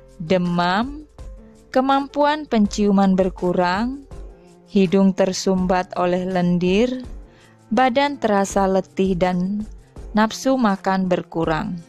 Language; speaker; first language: Indonesian; native; Indonesian